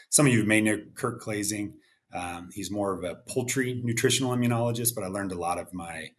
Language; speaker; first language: English; native; English